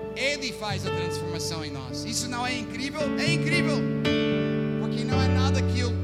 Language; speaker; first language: Portuguese; non-native, fluent; English